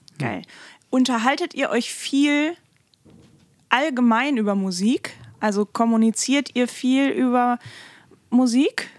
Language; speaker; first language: German; native; German